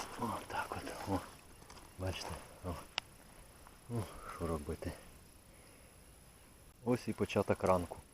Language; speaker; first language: Ukrainian; native; Ukrainian